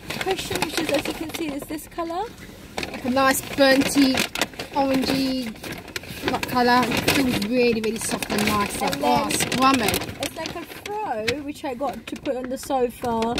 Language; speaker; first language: English; native; English